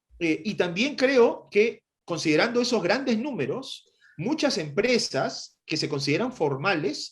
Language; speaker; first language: Spanish; native; Spanish